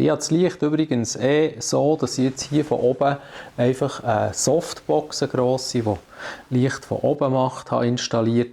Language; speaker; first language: German; native; German